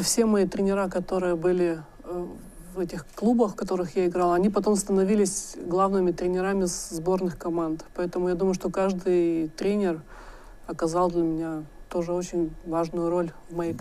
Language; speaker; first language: Russian; native; Russian